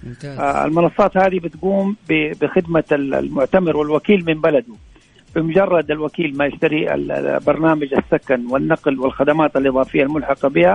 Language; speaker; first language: Arabic; native; Arabic